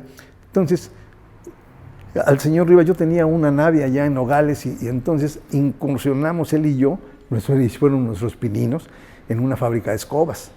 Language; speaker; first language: Spanish; native; Spanish